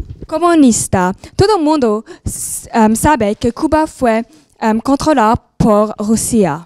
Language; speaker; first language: Spanish; non-native, learner; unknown